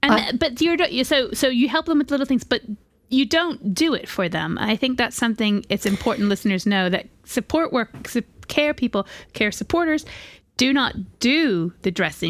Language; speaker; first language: English; native; English